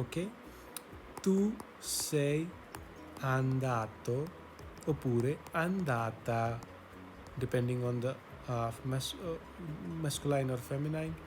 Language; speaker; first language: Italian; non-native, learner; English